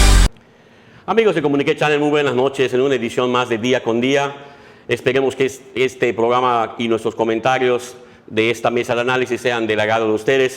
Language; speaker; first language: Spanish; native; Spanish